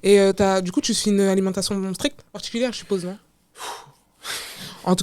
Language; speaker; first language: French; native; French